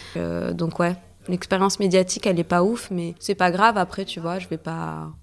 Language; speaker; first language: French; early bilingual, other home language; Arabic